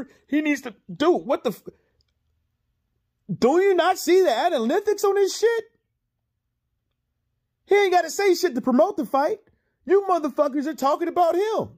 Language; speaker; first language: English; native; English